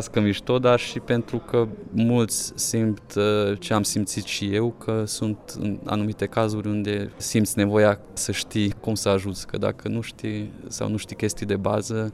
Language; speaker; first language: Romanian; non-native, local second language; Hungarian